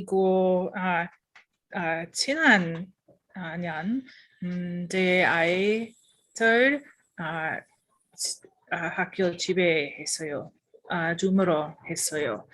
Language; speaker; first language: Korean; non-native, learner; English